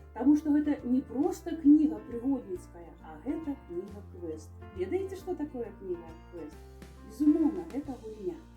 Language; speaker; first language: Belarusian; native; Belarusian